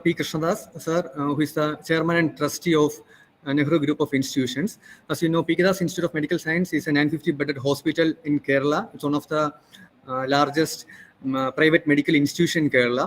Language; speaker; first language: English; non-native, local second language; Malayalam